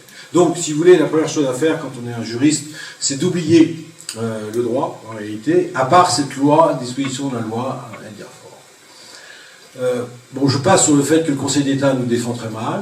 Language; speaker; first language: French; native; French